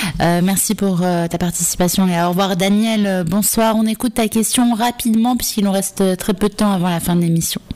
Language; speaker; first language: French; native; French